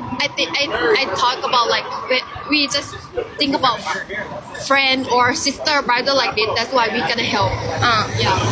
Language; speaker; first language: English; non-native, learner; Thai